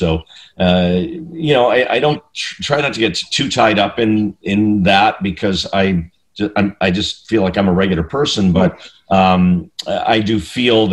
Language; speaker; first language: English; native; English